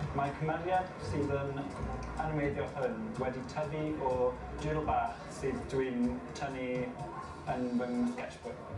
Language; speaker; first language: Welsh; non-native, local second language; English